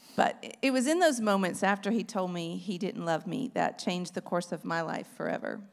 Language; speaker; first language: English; native; English